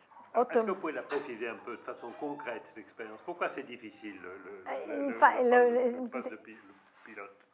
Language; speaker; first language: French; non-native, fluent; Arabic